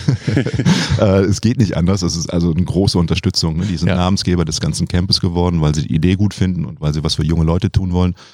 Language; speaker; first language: German; native; German